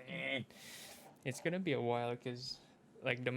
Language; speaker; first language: English; non-native, local second language; Filipino